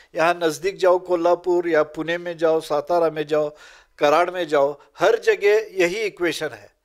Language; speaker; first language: Urdu; non-native, local second language; Marathi